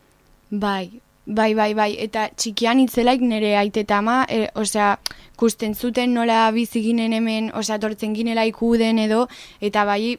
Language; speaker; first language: Basque; non-native, learner; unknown